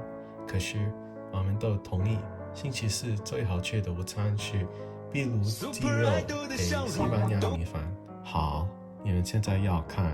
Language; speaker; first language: Chinese; non-native, learner; English